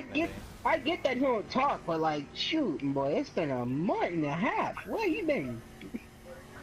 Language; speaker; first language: English; native; English